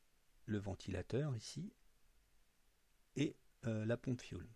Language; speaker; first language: French; native; French